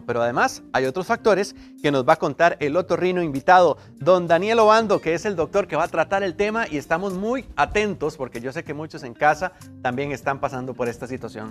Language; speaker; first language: Spanish; native; Spanish